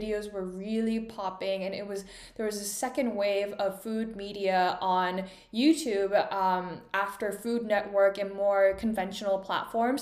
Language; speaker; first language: English; non-native, fluent; Korean